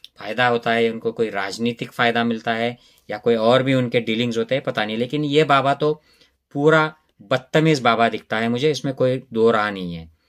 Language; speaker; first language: Hindi; non-native, local second language; Marathi